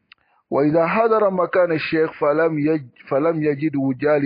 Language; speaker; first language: Arabic; non-native, fluent; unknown